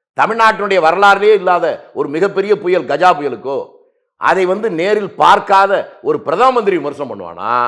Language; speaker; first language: Tamil; native; Tamil